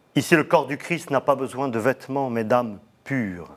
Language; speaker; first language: French; native; French